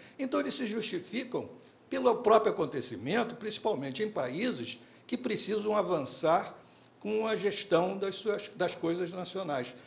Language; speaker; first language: Portuguese; native; Portuguese